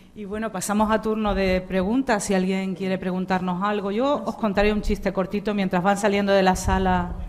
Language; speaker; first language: Spanish; native; Spanish